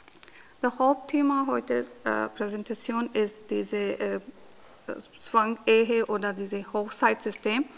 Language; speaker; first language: German; non-native, learner; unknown